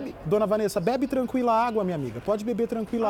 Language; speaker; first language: Portuguese; native; Portuguese